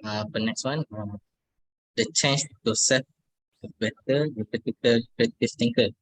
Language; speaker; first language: English; non-native, learner; Malay